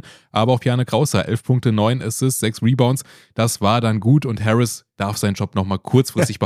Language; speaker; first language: German; native; German